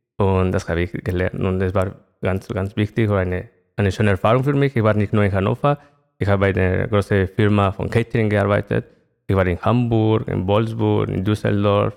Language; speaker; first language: German; non-native, fluent; Spanish